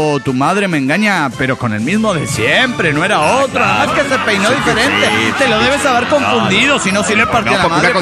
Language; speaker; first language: Spanish; native; Spanish